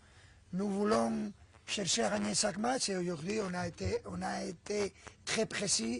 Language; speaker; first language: French; non-native, fluent; Spanish